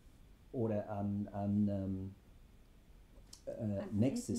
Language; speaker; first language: German; non-native, fluent; English